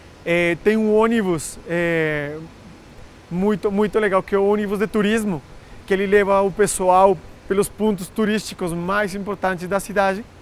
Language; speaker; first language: Portuguese; non-native, fluent; Spanish